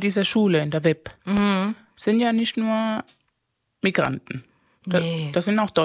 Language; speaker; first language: German; non-native, fluent; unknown